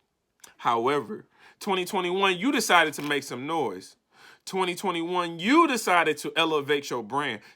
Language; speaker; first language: English; native; English